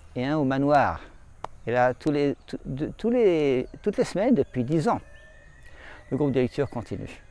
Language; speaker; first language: French; native; French